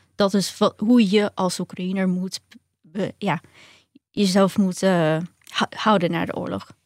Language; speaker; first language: Dutch; early bilingual, other home language; Ukrainian